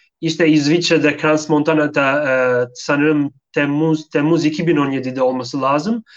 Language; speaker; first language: Turkish; non-native, fluent; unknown